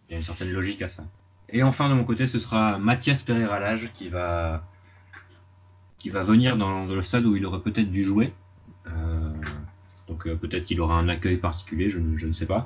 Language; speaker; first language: French; native; French